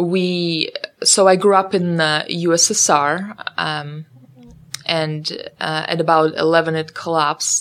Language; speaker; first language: English; non-native, fluent; Russian